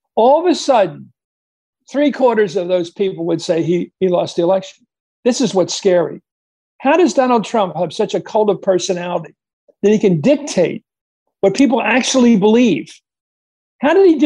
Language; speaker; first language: English; native; English